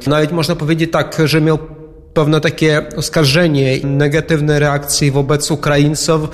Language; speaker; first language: Polish; non-native, fluent; Ukrainian